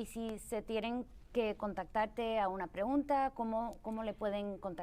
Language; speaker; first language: Spanish; early bilingual, other home language; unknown